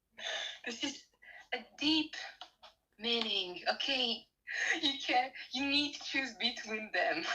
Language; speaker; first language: English; non-native, learner; French